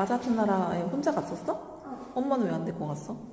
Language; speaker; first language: Korean; native; Korean